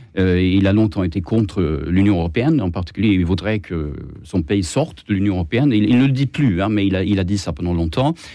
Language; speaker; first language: French; non-native, fluent; Swedish